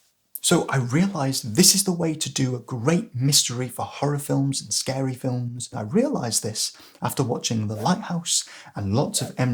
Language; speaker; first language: English; native; English